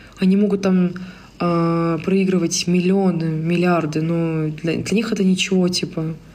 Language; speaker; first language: Russian; native; Russian